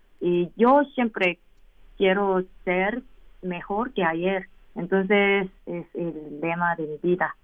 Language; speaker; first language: Spanish; non-native, learner; Korean